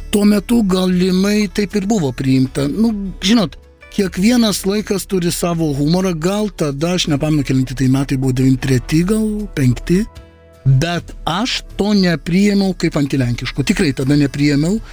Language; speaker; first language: Lithuanian; non-native, local second language; Polish